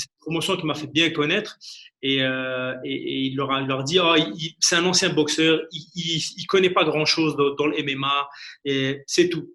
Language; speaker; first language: French; early bilingual, other home language; Arabic